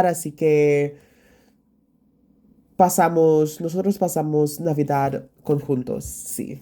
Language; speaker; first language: Spanish; non-native, learner; English